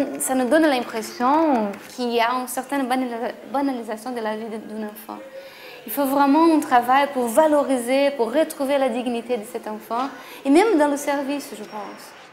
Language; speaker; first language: French; non-native, fluent; Portuguese